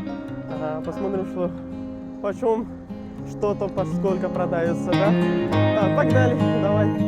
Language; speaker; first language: Russian; non-native, learner; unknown